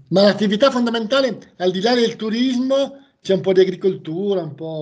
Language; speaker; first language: Italian; native; Italian